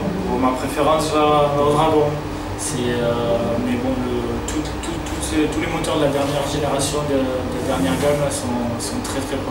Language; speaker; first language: French; native; French